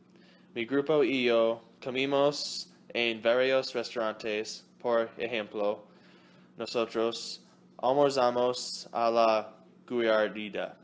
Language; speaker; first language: Spanish; non-native, learner; English